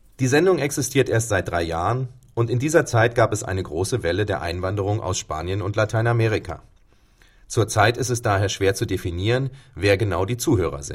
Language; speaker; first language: German; native; German